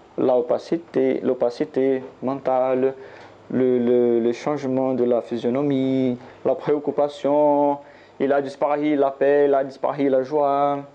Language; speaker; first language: French; non-native, learner; Portuguese